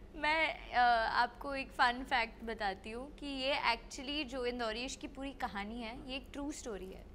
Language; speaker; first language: Hindi; non-native, local second language; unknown